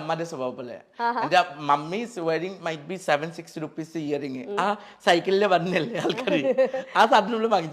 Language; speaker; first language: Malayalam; non-native, fluent; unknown